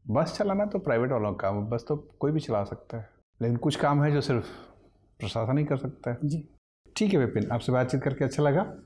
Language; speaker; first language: Hindi; native; Hindi